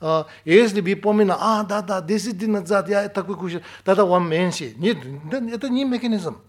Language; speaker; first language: Russian; non-native, learner; Tibetan